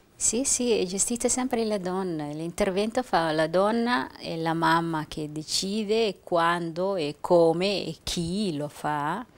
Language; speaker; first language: Italian; non-native, fluent; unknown